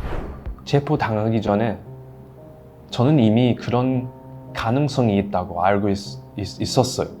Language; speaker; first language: Korean; non-native, fluent; English